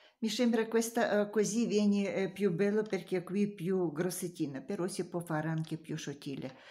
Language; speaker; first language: Italian; non-native, learner; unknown